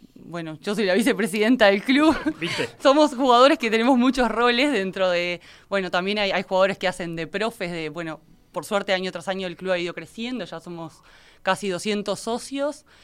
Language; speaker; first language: Spanish; native; Spanish